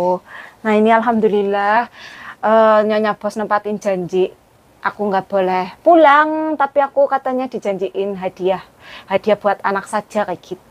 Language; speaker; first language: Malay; non-native, local second language; Javanese